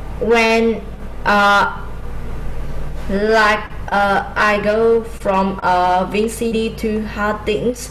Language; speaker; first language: English; non-native, learner; Vietnamese